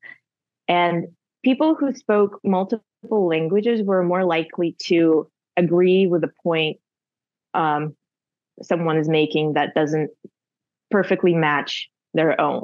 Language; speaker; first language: English; non-native, fluent; Russian